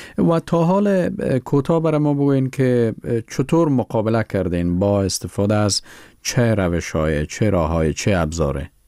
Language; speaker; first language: Persian; native; Persian